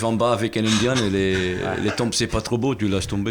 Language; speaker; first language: French; non-native, fluent; English